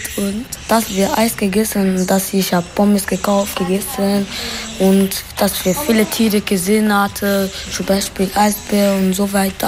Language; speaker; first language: German; non-native, learner; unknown